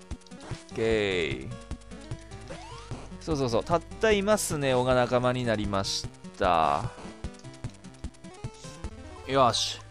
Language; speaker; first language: Japanese; native; Japanese